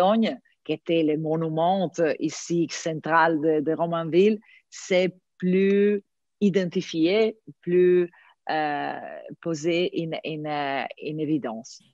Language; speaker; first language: French; non-native, fluent; Italian